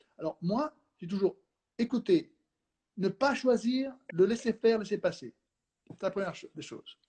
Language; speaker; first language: French; non-native, fluent; Spanish